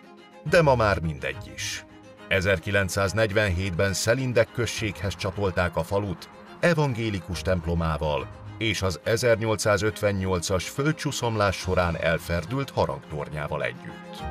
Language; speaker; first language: Hungarian; native; Hungarian